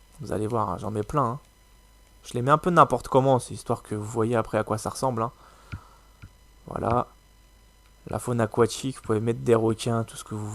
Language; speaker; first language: French; native; French